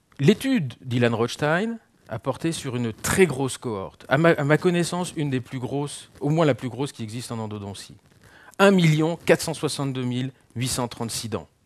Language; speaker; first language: French; native; French